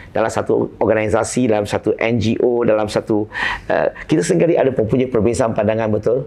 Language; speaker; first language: Malay; non-native, local second language; Chinese